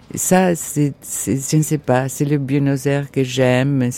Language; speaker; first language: French; non-native, fluent; Spanish